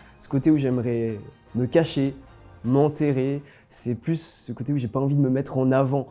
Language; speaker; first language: French; native; French